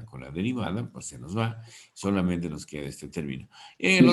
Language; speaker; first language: Spanish; native; Spanish